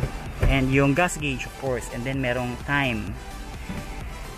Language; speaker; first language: Filipino; native; Filipino